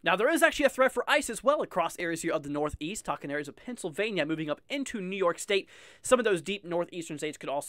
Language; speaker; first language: English; native; English